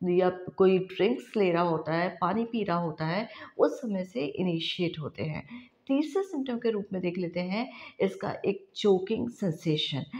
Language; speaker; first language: Hindi; non-native, local second language; Marathi